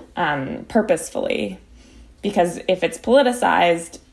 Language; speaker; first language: English; native; English